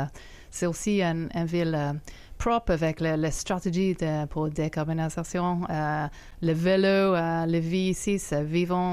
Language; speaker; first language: French; non-native, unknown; English